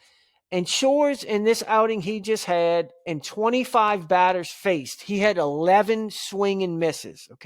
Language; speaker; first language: English; native; English